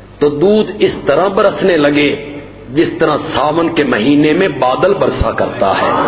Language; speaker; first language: Urdu; non-native, local second language; Punjabi